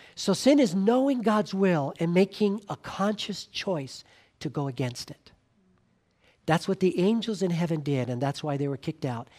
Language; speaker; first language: English; native; English